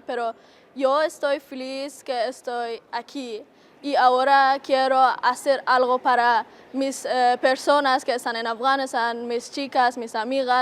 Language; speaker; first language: Spanish; non-native, learner; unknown